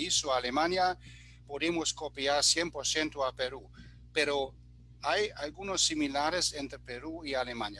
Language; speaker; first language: Spanish; non-native, fluent; German